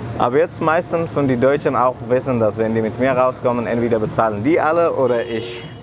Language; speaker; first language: German; non-native, fluent; Persian